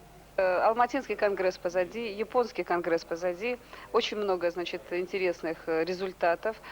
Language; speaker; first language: Russian; native; Russian